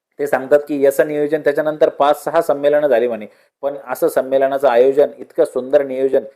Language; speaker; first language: Marathi; native; Marathi